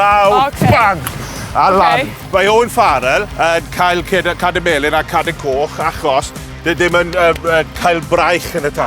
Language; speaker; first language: Welsh; non-native, local second language; English